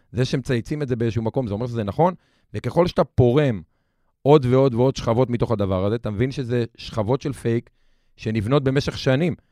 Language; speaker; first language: Hebrew; native; Hebrew